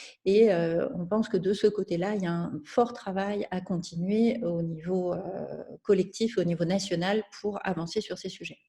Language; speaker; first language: French; native; French